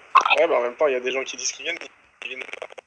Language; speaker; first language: French; native; French